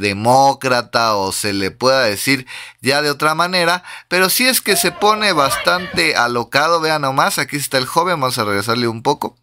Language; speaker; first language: Spanish; native; Spanish